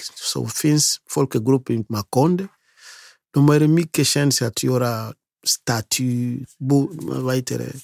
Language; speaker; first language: Swedish; non-native, learner; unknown